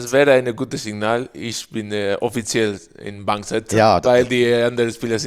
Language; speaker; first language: German; non-native, learner; Spanish